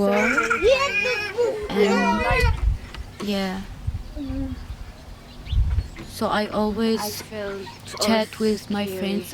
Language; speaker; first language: English; non-native, learner; Arabic